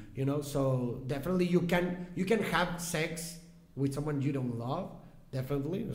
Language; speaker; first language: English; non-native, fluent; Spanish